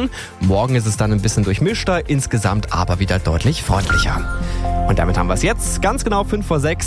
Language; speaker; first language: German; native; German